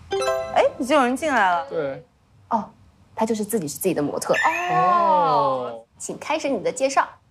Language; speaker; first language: Chinese; native; Chinese